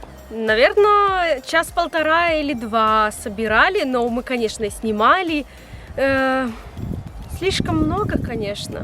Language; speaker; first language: Russian; early bilingual, heritage; Russian